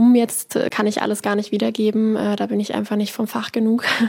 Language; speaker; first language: German; native; German